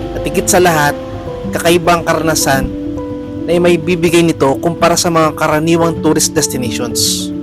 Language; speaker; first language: Filipino; non-native, local second language; Pampanga